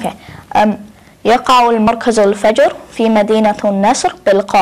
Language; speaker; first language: Arabic; non-native, learner; English